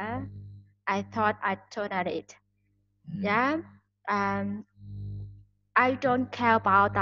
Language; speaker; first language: English; non-native, learner; Vietnamese